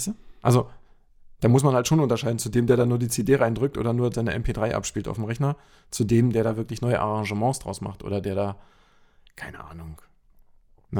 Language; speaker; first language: German; native; German